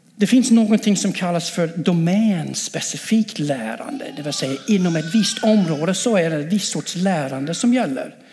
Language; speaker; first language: Swedish; non-native, fluent; English